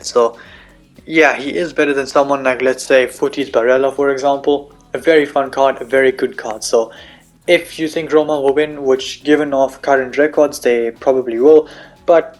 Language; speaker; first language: English; native; English